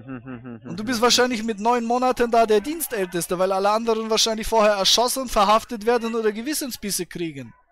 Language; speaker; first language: German; native; German